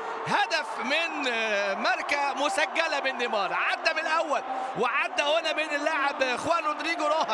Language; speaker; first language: Arabic; native; Arabic